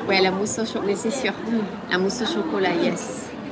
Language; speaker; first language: French; native; French